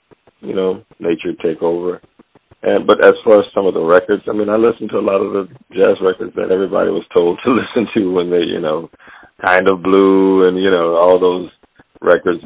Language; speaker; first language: English; native; English